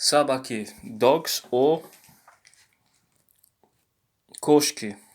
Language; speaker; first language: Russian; non-native, learner; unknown